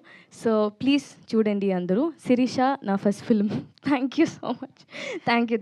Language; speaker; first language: Telugu; non-native, learner; Tamil